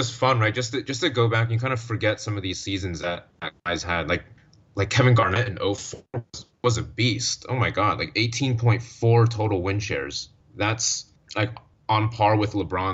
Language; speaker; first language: English; native; English